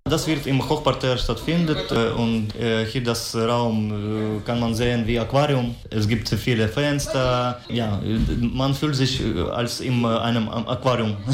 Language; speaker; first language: German; non-native, fluent; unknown